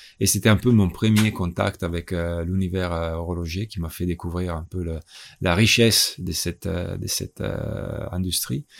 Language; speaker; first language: French; non-native, fluent; Italian